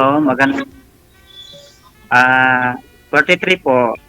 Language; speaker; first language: Filipino; non-native, local second language; Cebuano